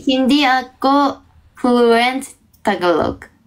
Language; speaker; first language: Filipino; non-native, learner; Japanese